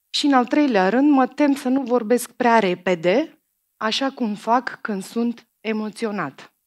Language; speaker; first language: Romanian; non-native, fluent; Macedonian